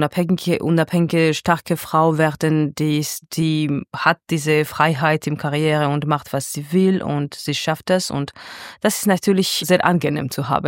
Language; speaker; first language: German; non-native, fluent; Georgian